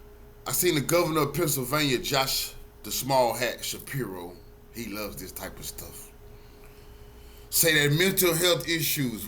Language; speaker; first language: English; native; English